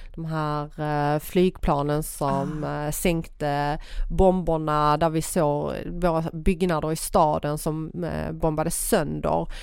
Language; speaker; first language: Swedish; early bilingual, other home language; Persian